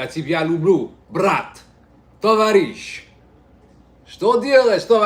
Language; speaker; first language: Russian; non-native, learner; English